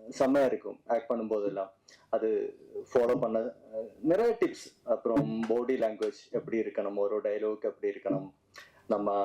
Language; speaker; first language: Tamil; non-native, learner; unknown